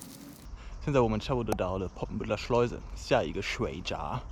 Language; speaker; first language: Chinese; non-native, fluent; German